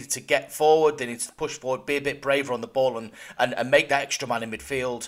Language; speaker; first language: English; native; English